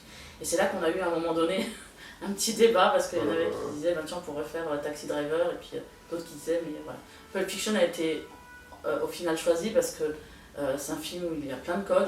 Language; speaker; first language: French; native; French